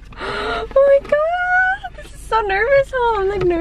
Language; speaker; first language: English; early bilingual, other home language; Spanish